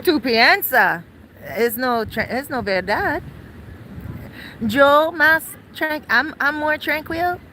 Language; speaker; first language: Spanish; non-native, learner; English